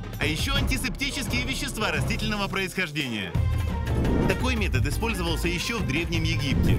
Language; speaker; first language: Russian; native; Russian